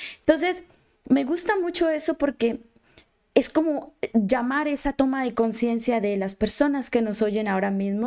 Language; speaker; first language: Spanish; native; Spanish